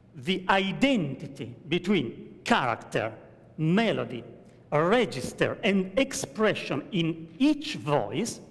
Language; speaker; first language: English; non-native, fluent; Italian